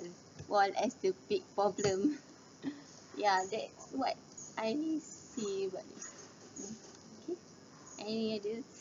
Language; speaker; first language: English; non-native, learner; Malay